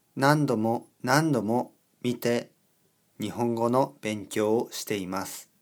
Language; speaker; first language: Japanese; native; Japanese